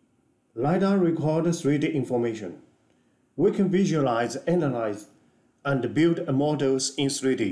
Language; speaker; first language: English; non-native, fluent; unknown